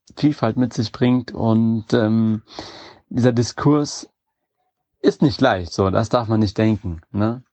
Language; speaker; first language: German; native; German